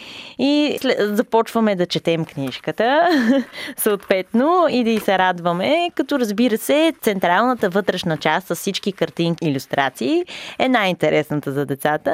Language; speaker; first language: Bulgarian; native; Bulgarian